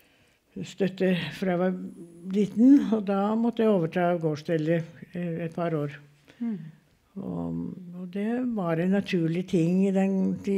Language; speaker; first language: Norwegian; native; Norwegian